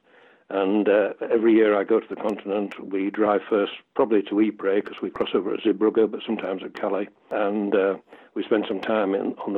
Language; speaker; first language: English; native; English